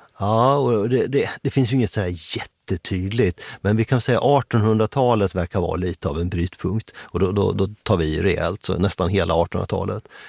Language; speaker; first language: Swedish; native; Swedish